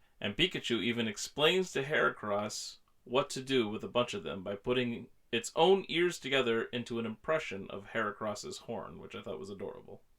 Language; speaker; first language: English; native; English